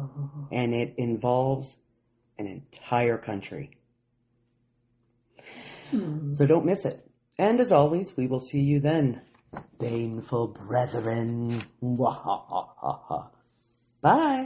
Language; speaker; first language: English; native; English